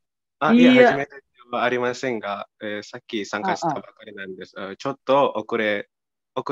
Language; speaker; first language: Japanese; non-native, fluent; Indonesian